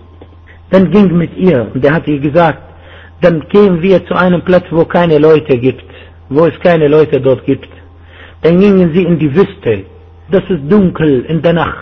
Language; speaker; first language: German; non-native, fluent; Arabic